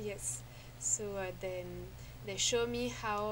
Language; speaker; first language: English; non-native, learner; French